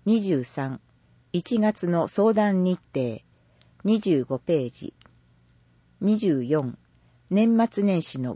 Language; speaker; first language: Japanese; native; Japanese